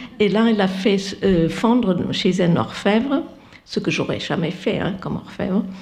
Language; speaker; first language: French; non-native, fluent; German